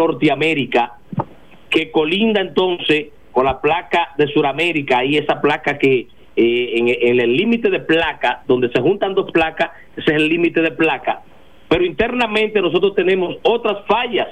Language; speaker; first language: Spanish; native; Spanish